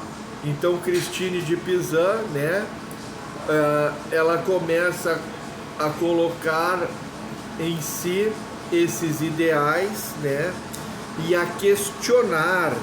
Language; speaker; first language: Portuguese; native; Portuguese